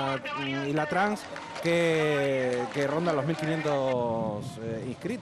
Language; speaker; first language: Spanish; native; Spanish